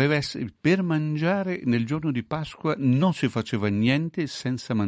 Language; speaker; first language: Italian; non-native, fluent; Portuguese